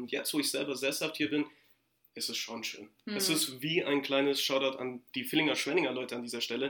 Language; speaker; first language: German; native; German